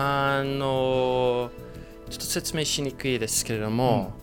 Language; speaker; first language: Japanese; non-native, fluent; English